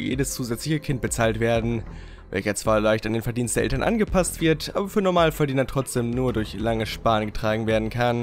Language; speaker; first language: German; native; German